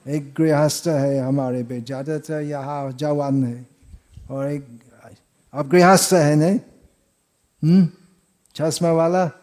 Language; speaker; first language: Hindi; non-native, fluent; English